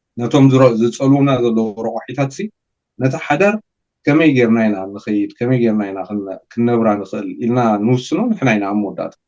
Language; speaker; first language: Tigrinya; native; Tigrinya